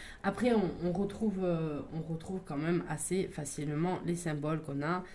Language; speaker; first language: French; native; French